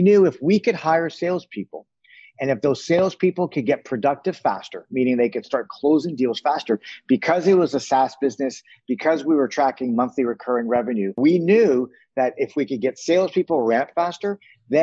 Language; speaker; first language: English; native; English